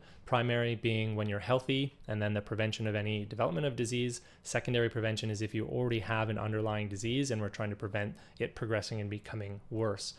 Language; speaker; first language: English; native; English